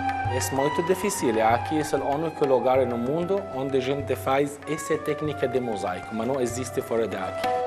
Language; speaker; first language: Portuguese; non-native, learner; Arabic